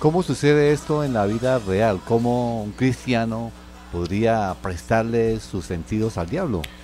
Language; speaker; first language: Spanish; native; Spanish